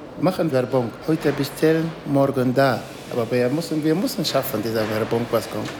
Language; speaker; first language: German; non-native, learner; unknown